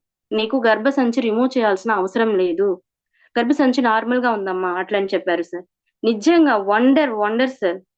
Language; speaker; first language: Telugu; native; Telugu